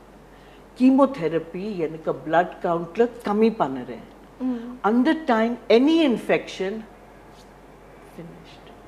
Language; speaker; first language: Tamil; non-native, learner; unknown